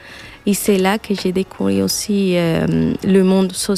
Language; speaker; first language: French; non-native, fluent; Spanish